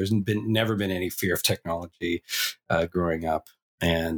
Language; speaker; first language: English; native; English